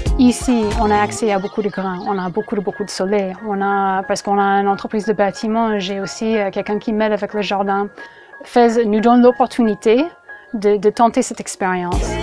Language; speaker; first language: French; non-native, fluent; English